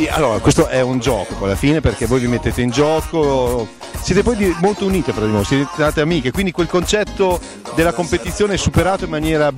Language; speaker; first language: Italian; native; Italian